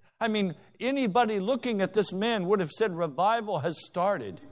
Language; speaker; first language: English; native; English